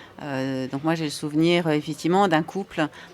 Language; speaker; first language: French; native; French